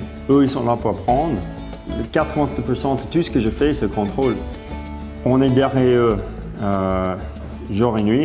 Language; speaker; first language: French; non-native, fluent; English